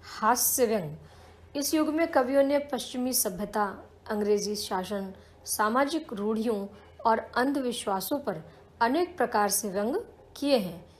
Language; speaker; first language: Hindi; native; Hindi